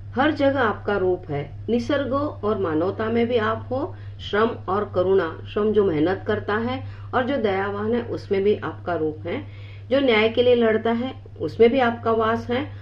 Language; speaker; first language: Hindi; non-native, local second language; Marathi